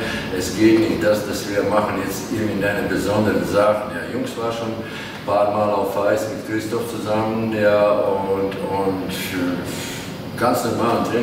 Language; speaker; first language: German; non-native, fluent; Latvian